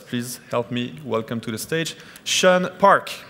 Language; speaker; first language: English; non-native, fluent; French